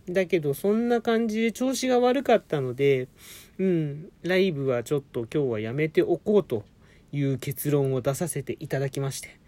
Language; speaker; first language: Japanese; native; Japanese